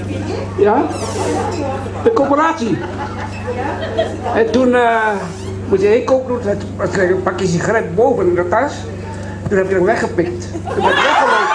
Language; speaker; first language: Dutch; early bilingual, other home language; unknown